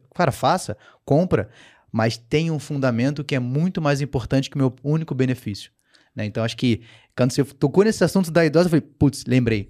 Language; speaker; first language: Portuguese; native; Portuguese